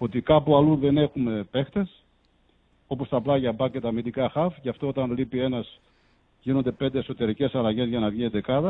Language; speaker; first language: Greek; native; Greek